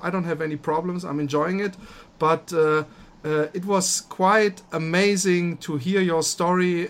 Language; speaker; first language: English; non-native, fluent; German